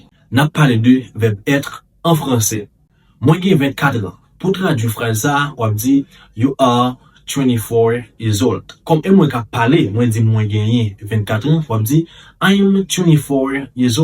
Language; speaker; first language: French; non-native, local second language; Haitian Creole